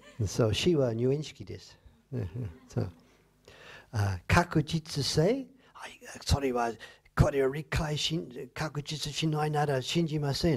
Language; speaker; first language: Japanese; non-native, fluent; English